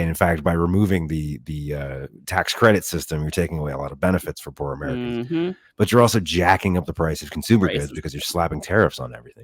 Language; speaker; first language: English; native; English